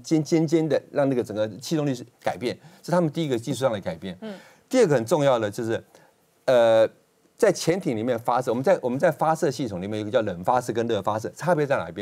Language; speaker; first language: Chinese; native; Chinese